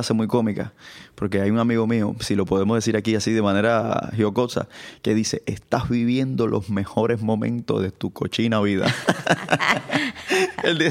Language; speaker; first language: Spanish; native; Spanish